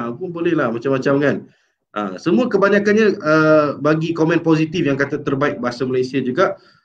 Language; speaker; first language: Malay; native; Malay